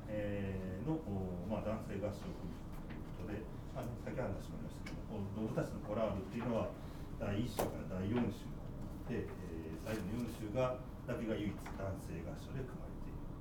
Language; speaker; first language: Japanese; native; Japanese